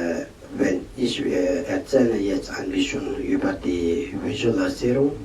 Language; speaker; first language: German; non-native, learner; Tibetan